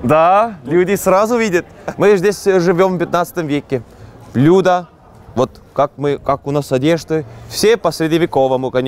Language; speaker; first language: Russian; non-native, learner; Estonian